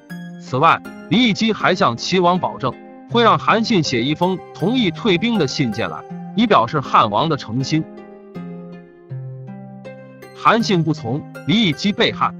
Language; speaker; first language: Chinese; native; Chinese